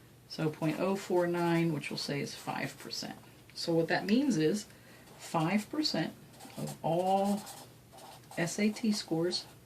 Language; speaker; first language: English; native; English